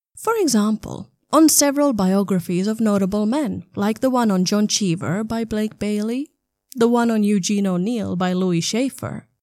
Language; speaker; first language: English; non-native, fluent; Finnish